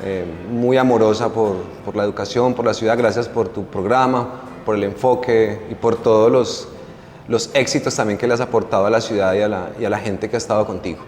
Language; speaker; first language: Spanish; native; Spanish